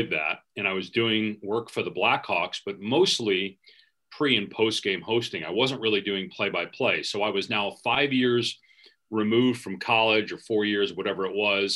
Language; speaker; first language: English; native; English